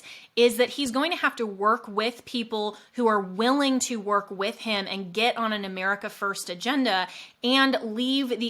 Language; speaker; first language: English; native; English